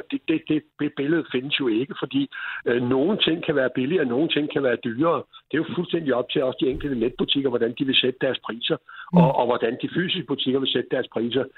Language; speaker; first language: Danish; native; Danish